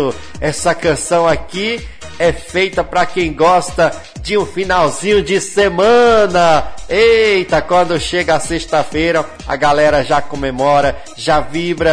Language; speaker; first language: Portuguese; native; Portuguese